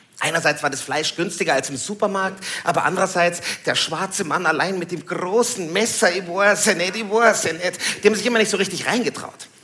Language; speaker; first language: German; native; German